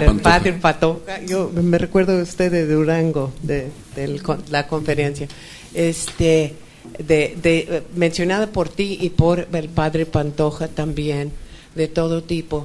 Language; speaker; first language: Spanish; non-native, fluent; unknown